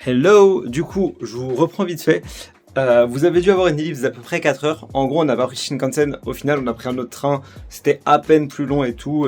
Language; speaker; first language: French; native; French